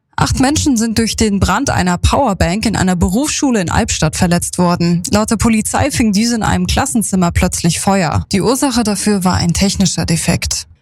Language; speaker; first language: German; native; German